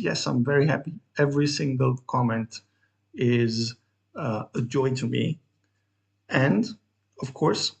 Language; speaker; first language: English; non-native, fluent; German